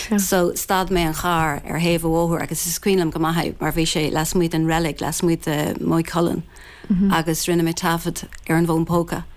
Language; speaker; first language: Irish; non-native, local second language; English